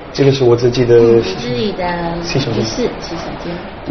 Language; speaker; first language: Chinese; non-native, learner; English